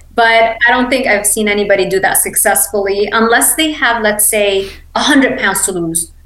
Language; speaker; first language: English; non-native, fluent; Arabic